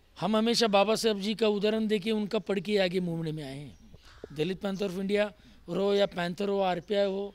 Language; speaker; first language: Hindi; non-native, local second language; Marathi